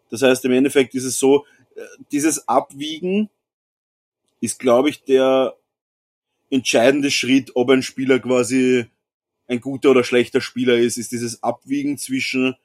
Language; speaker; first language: German; native; German